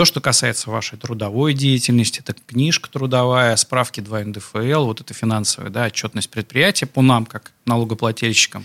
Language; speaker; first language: Russian; native; Russian